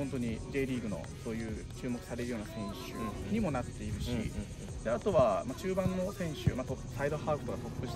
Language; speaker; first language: Japanese; native; Japanese